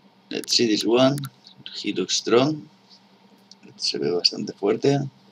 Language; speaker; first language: English; non-native, learner; Spanish